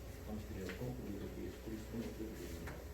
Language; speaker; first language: Korean; native; Korean